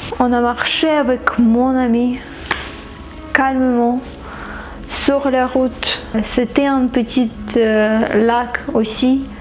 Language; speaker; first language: French; non-native, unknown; Ukrainian